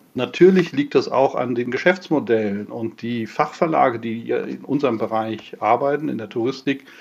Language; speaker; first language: German; non-native, fluent; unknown